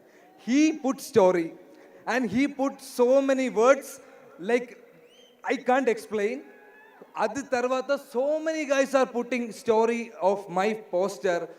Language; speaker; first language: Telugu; non-native, learner; Malayalam